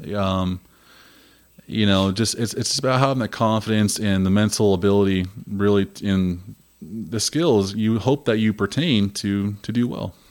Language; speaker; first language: English; native; English